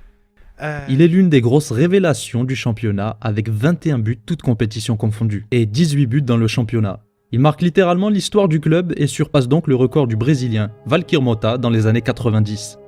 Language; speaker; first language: French; native; French